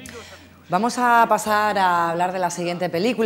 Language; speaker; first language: Spanish; native; Spanish